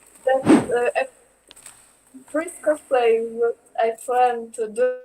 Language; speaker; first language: English; non-native, learner; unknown